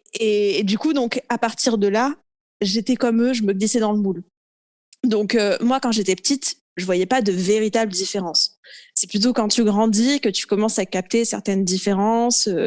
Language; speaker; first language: French; early bilingual, other home language; Arabic